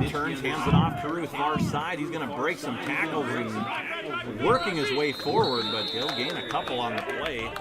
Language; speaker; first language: English; native; English